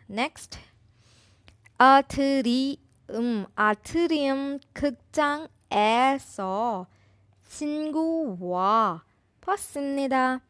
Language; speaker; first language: Korean; non-native, fluent; Urdu